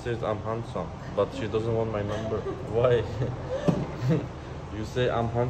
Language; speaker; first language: English; non-native, fluent; Persian